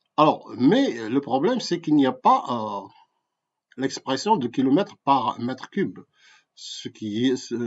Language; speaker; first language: French; non-native, local second language; Arabic